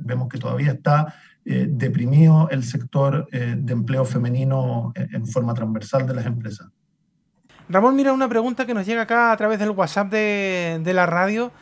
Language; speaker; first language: Spanish; native; Spanish